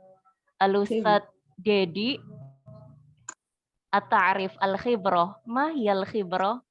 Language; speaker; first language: Arabic; non-native, fluent; Indonesian